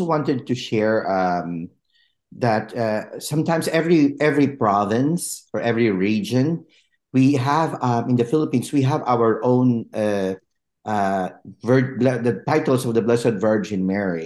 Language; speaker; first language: English; non-native, local second language; Filipino